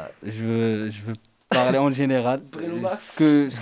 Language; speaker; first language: French; non-native, learner; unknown